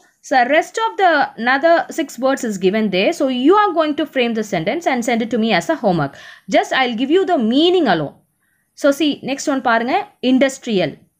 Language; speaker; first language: English; non-native, local second language; Tamil